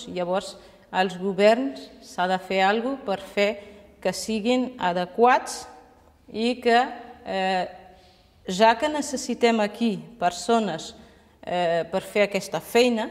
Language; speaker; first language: Catalan; non-native, fluent; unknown